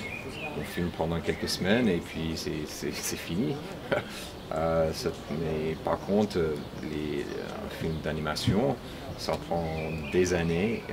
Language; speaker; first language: French; non-native, fluent; English